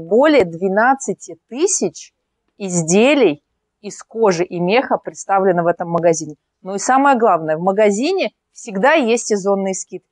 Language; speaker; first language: Russian; native; Russian